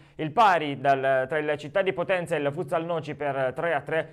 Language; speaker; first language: Italian; native; Italian